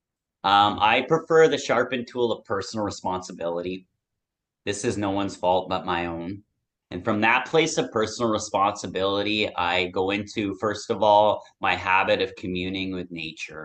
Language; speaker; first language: English; native; English